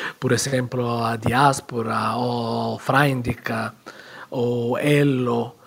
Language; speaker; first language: Portuguese; non-native, fluent; Italian